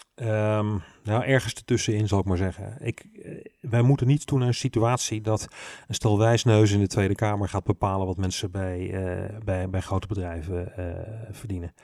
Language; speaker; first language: Dutch; native; Dutch